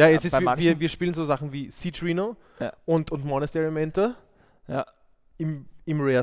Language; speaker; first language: German; native; German